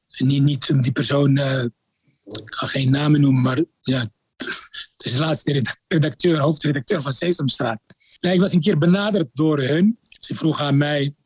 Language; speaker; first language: Dutch; non-native, fluent; Arabic